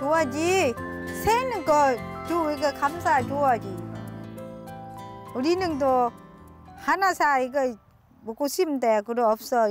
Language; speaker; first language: Korean; non-native, learner; Vietnamese